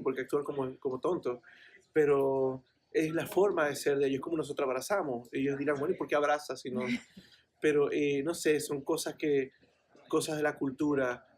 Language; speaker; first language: Spanish; native; Spanish